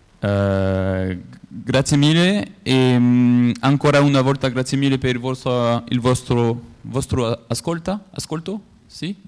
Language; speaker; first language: Italian; non-native, learner; French